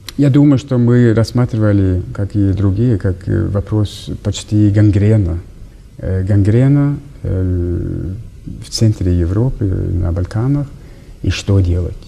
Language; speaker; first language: Russian; non-native, fluent; Norwegian